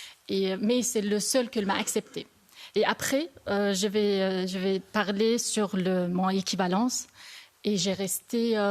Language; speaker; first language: French; non-native, learner; Arabic